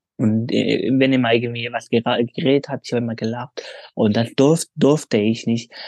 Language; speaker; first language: German; non-native, fluent; Pashto